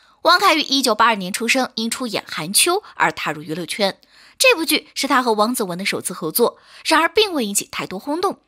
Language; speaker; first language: Chinese; native; Chinese